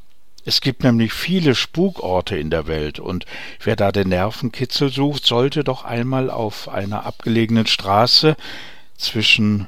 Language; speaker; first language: German; native; German